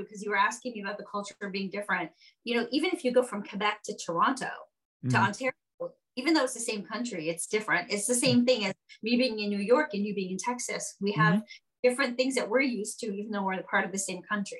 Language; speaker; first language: English; native; English